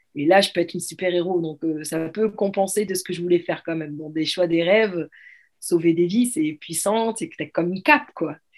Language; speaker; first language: French; early bilingual, other home language; Arabic